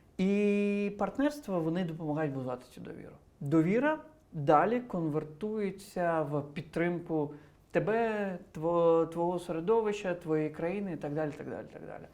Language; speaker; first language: Ukrainian; non-native, local second language; Crimean Tatar